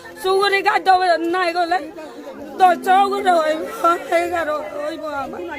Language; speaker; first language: Bangla; non-native, local second language; Kok Borok